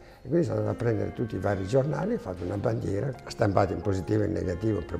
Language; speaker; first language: Italian; native; Italian